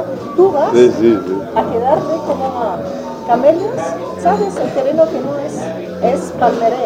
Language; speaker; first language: Spanish; non-native, fluent; German